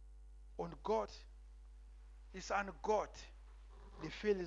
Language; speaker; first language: German; non-native, learner; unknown